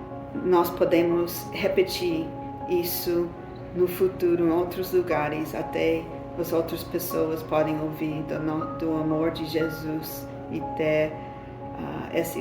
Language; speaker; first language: Portuguese; non-native, fluent; English